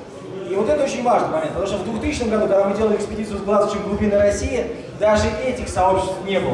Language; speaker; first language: Russian; native; Russian